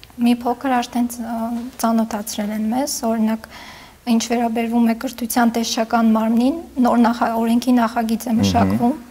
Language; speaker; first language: Armenian; early bilingual, heritage; Armenian